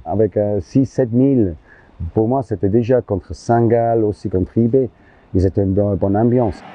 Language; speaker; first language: French; non-native, local second language; German